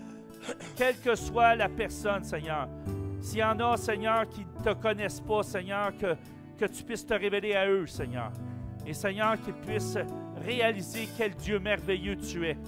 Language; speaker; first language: French; native; French